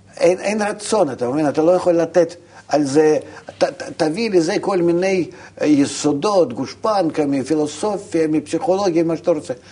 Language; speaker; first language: Hebrew; non-native, fluent; Russian